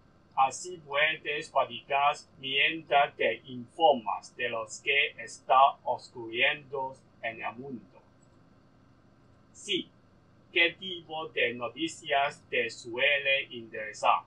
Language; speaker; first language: Spanish; non-native, learner; Cantonese